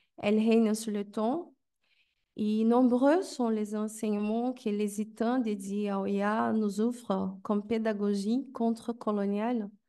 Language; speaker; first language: French; non-native, fluent; Portuguese